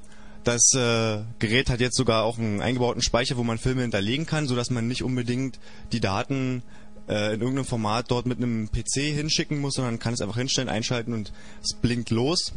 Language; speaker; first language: German; native; German